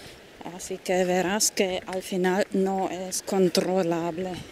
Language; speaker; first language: Spanish; non-native, fluent; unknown